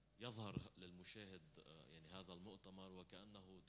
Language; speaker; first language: Arabic; native; Arabic